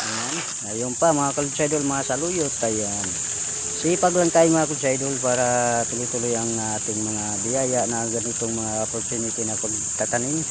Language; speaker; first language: Filipino; native; Filipino